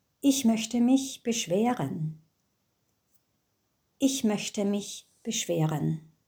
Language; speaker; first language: German; non-native, fluent; English